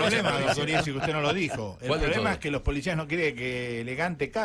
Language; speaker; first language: Spanish; native; Spanish